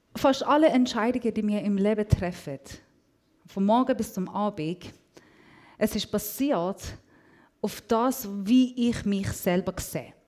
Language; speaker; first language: German; non-native, fluent; Persian